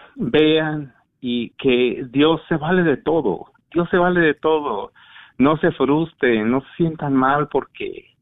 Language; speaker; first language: Spanish; native; Spanish